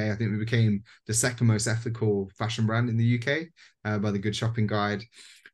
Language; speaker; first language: English; native; English